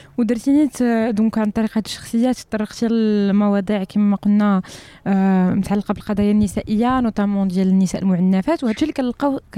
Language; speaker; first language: Arabic; native; Arabic